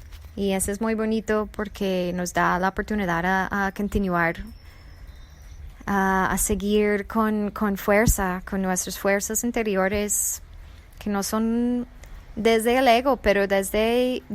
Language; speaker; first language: Spanish; non-native, fluent; English